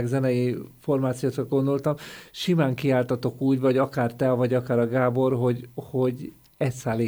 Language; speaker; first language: Hungarian; native; Hungarian